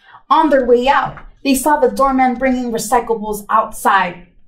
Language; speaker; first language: English; early bilingual, other home language; Spanish